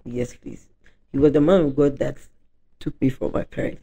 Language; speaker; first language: English; non-native, local second language; Akan